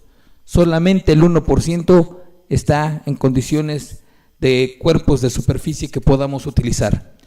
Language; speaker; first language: Spanish; native; Spanish